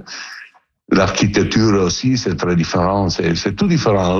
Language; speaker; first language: French; non-native, learner; Italian